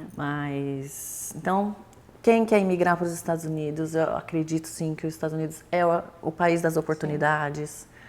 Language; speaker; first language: Portuguese; native; Portuguese